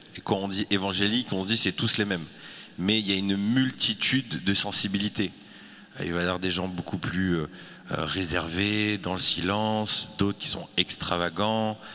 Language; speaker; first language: French; native; French